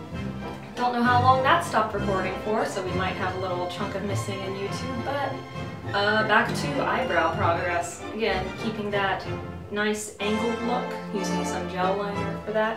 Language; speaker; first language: English; native; English